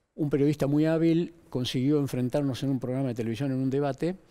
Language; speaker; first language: Spanish; native; Spanish